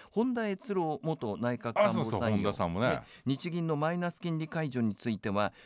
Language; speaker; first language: Japanese; native; Japanese